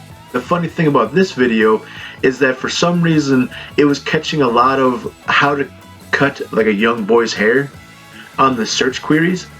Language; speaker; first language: English; native; English